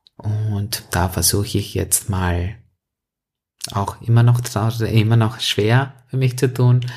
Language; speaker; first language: German; non-native, fluent; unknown